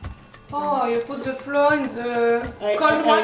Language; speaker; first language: English; non-native, learner; French